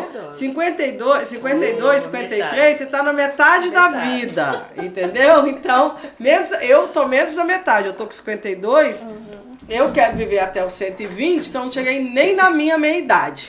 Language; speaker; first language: Portuguese; native; Portuguese